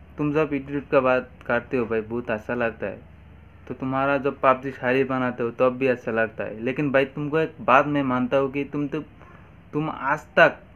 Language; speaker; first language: Hindi; non-native, local second language; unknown